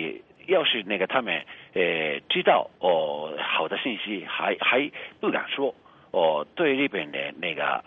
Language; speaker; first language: Chinese; non-native, fluent; Japanese